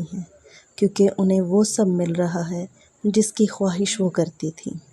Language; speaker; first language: Urdu; native; Urdu